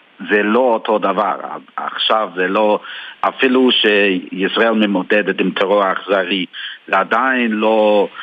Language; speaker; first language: Hebrew; non-native, fluent; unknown